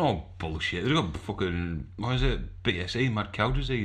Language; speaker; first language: English; native; English